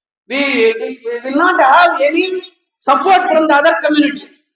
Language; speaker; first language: English; non-native, local second language; Tamil